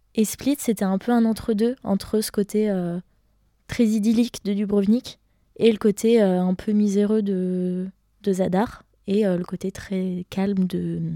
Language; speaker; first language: French; native; French